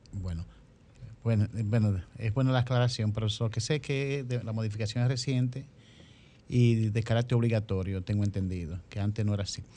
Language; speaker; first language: Spanish; native; Spanish